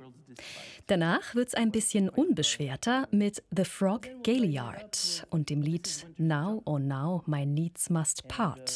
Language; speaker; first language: German; native; German